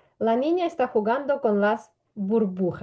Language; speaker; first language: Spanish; non-native, fluent; Ukrainian